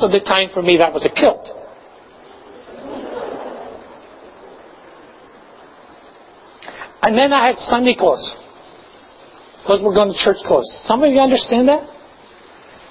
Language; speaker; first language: English; native; English